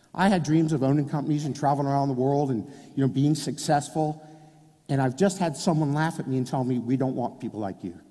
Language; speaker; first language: English; native; English